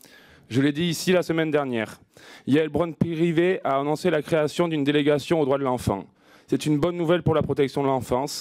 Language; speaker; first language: French; native; French